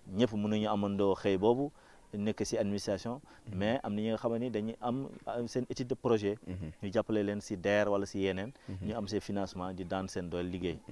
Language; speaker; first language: Wolof; non-native, local second language; Fula